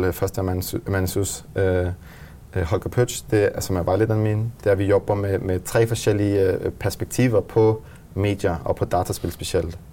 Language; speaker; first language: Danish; native; Danish